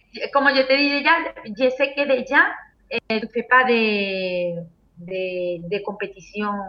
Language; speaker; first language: French; non-native, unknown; Spanish